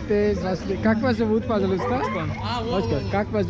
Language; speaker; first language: Russian; non-native, learner; Urdu